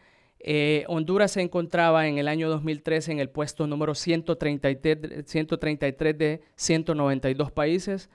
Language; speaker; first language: Spanish; native; Spanish